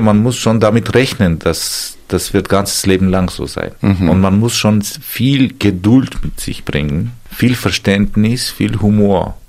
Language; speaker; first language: German; non-native, fluent; Armenian